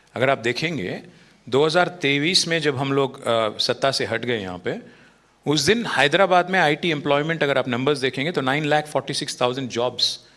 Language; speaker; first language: Hindi; non-native, local second language; Telugu